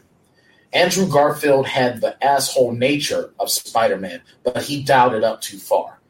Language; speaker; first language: English; native; English